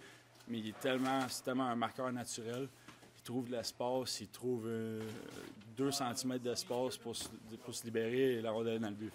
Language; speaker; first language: French; native; French